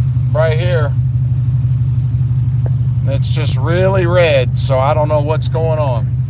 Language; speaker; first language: English; native; English